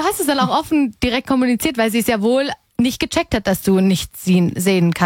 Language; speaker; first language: German; native; German